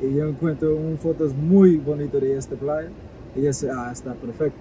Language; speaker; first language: Spanish; non-native, learner; English